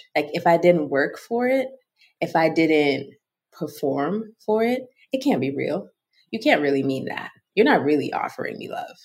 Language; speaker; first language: English; non-native, local second language; Yoruba